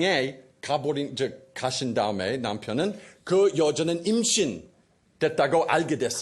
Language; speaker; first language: Korean; non-native, fluent; English